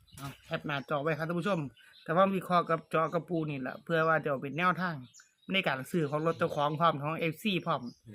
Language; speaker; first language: Thai; native; Thai